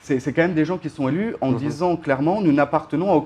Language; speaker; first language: French; native; French